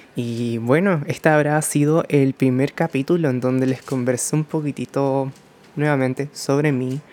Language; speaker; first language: Spanish; early bilingual, other home language; Japanese